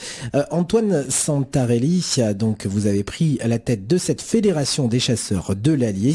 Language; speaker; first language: French; native; French